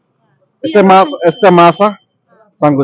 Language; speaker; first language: Spanish; non-native, learner; Malayalam